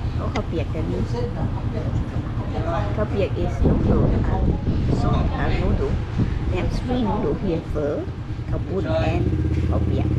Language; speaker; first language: English; non-native, learner; Thai